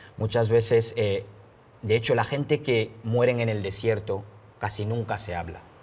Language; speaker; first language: Spanish; non-native, fluent; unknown